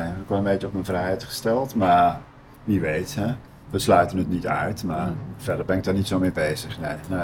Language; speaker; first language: Dutch; native; Dutch